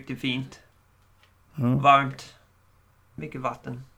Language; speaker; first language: Swedish; non-native, learner; English